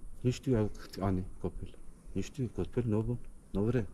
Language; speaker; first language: Romanian; non-native, learner; Turkish